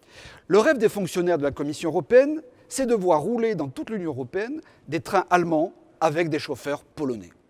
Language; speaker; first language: French; native; French